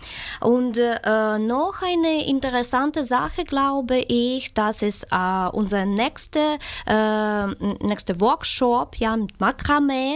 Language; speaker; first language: German; non-native, learner; Ukrainian